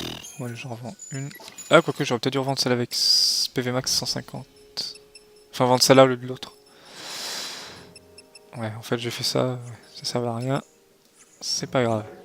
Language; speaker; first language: French; native; French